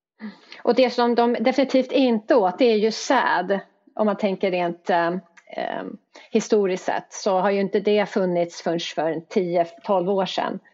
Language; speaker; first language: Swedish; native; Swedish